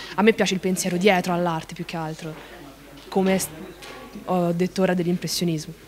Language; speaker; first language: Italian; native; Italian